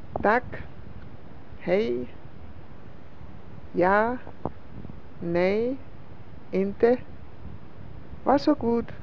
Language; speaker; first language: Swedish; non-native, learner; English